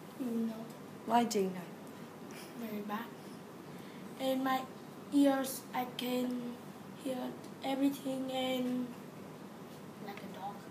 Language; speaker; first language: English; non-native, learner; Vietnamese